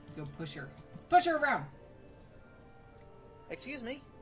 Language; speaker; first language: English; native; English